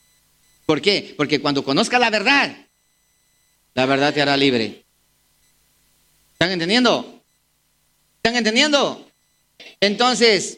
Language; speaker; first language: Spanish; native; Spanish